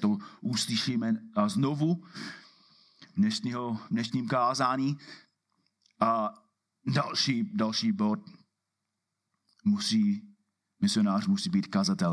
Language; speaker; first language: Czech; non-native, fluent; English